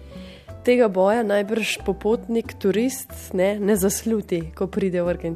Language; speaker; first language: Slovenian; native; Slovenian